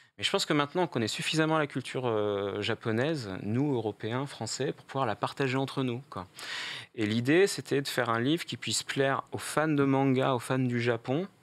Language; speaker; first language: French; native; French